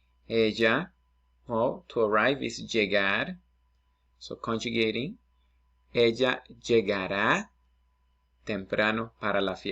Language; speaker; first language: Spanish; non-native, fluent; English